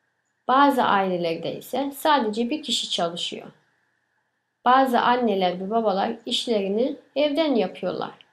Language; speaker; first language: Turkish; early bilingual, other home language; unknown